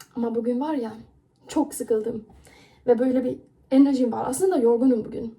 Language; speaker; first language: Turkish; non-native, fluent; Persian